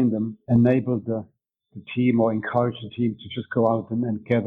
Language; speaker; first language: English; non-native, fluent; German